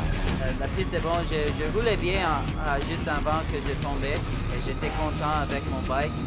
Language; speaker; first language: French; non-native, local second language; English